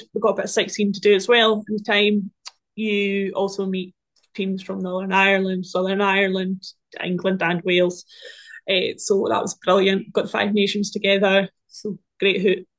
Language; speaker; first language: English; native; English